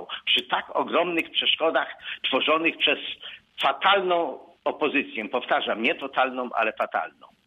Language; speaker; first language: Polish; native; Polish